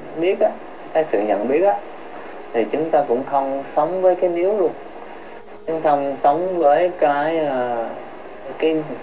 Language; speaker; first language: Vietnamese; early bilingual, heritage; Vietnamese